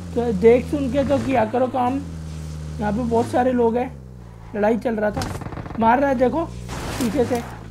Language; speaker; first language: Hindi; native; Hindi